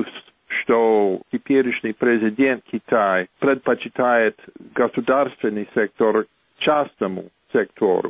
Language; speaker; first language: Russian; non-native, fluent; English